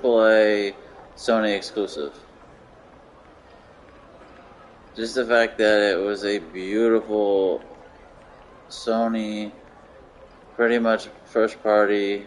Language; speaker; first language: English; native; English